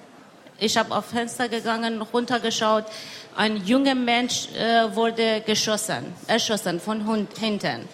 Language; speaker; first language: German; non-native, learner; Persian